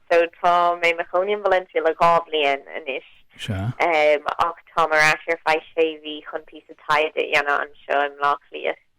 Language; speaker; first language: Irish; non-native, local second language; English